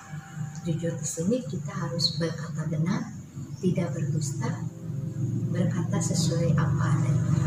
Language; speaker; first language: Indonesian; native; Indonesian